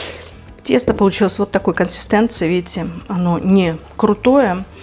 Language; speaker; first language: Russian; native; Russian